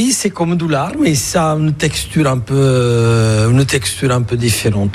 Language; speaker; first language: French; non-native, fluent; Italian